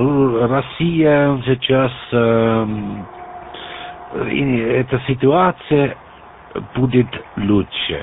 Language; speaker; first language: Russian; non-native, learner; German